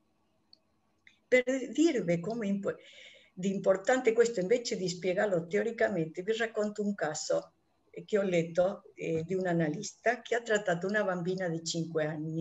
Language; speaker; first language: Italian; non-native, fluent; Spanish